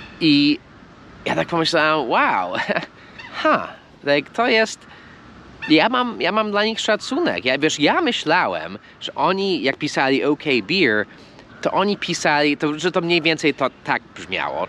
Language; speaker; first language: Polish; non-native, fluent; English